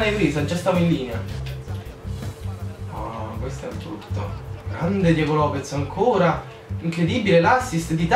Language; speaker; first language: Italian; native; Italian